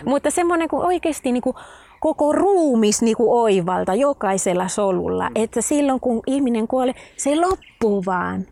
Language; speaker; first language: Finnish; non-native, fluent; Spanish